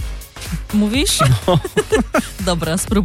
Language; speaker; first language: Polish; native; Polish